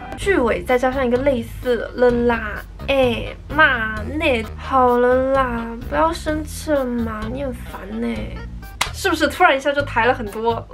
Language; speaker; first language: Chinese; native; Chinese